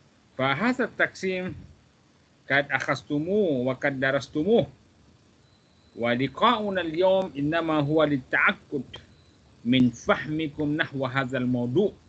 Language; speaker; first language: Arabic; non-native, fluent; Malay